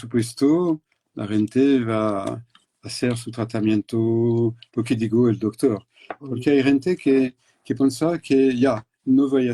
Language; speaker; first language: Spanish; non-native, fluent; French